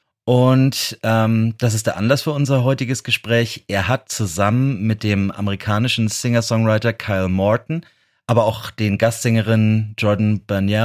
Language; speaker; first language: German; native; German